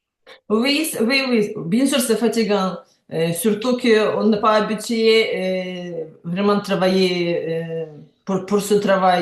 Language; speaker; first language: French; non-native, learner; Ukrainian